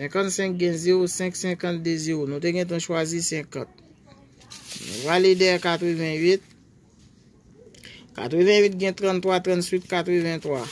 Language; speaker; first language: French; non-native, local second language; Haitian Creole